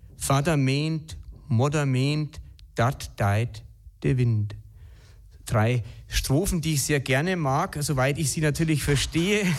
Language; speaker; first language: German; native; German